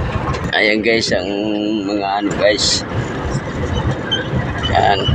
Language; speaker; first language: Filipino; non-native, local second language; Hiligaynon